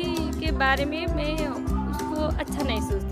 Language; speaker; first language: Hindi; non-native, learner; Nepali